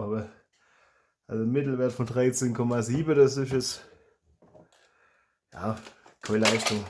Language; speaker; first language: German; native; German